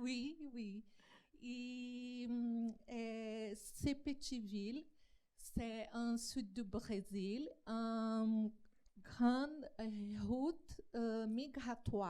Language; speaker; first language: French; non-native, learner; Portuguese